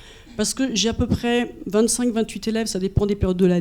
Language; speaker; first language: French; native; French